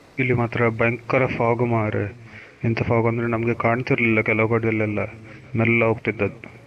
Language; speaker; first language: Kannada; non-native, local second language; Tulu